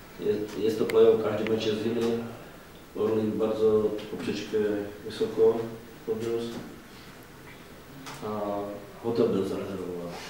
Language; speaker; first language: Polish; non-native, learner; Czech